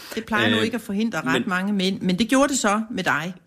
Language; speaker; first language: Danish; native; Danish